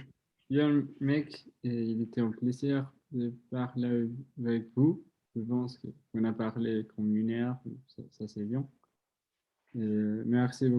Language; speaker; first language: French; non-native, learner; Spanish